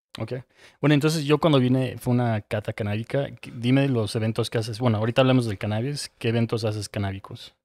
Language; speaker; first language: Spanish; native; Spanish